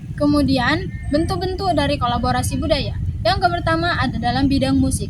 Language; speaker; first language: Indonesian; native; Indonesian